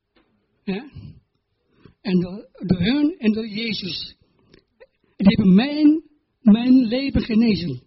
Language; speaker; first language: Dutch; non-native, learner; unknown